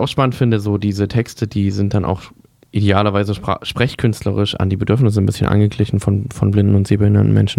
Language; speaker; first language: German; native; German